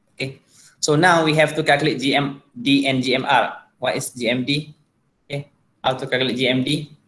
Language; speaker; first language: English; non-native, local second language; Malay